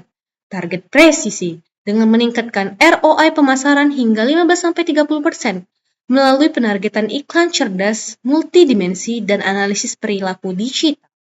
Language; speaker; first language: Indonesian; native; Indonesian